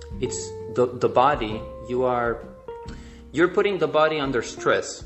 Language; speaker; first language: English; non-native, fluent; Spanish